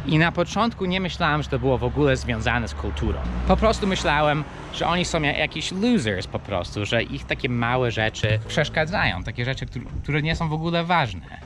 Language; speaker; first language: Polish; early bilingual, heritage; English